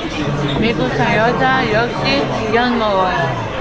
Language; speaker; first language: Korean; non-native, learner; English